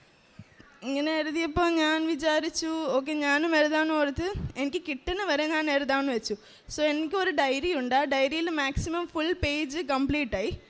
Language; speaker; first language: Malayalam; early bilingual, heritage; Malayalam